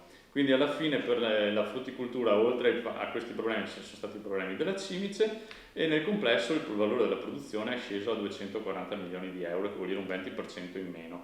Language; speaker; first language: Italian; native; Italian